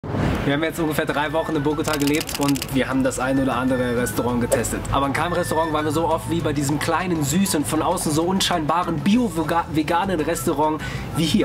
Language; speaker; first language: German; native; German